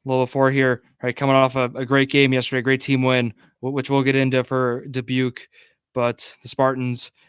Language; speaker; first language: English; native; English